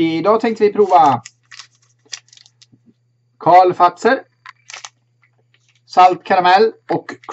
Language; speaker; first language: Swedish; native; Swedish